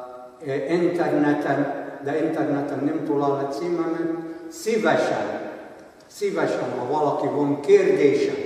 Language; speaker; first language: Hungarian; non-native, fluent; Arabic